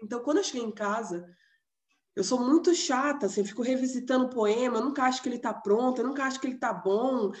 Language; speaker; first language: Portuguese; native; Portuguese